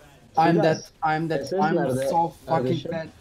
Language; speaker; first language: English; non-native, learner; Turkish